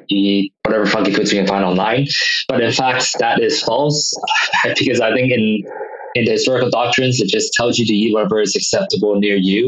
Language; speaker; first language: English; non-native, local second language; Cantonese